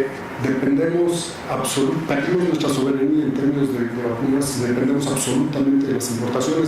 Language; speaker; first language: Spanish; native; Spanish